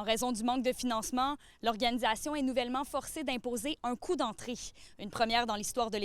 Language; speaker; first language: French; native; French